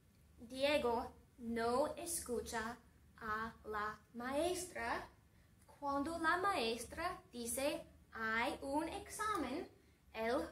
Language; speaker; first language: Spanish; non-native, fluent; English